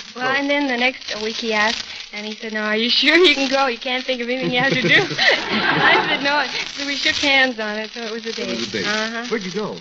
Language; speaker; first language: English; native; English